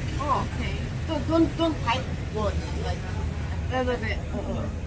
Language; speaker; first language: English; non-native, learner; Korean